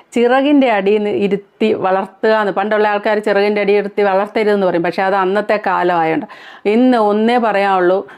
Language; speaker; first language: Malayalam; native; Malayalam